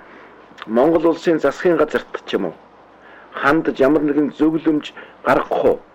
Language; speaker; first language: Mongolian; native; Mongolian